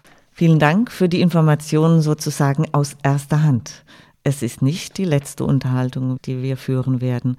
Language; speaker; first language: German; native; German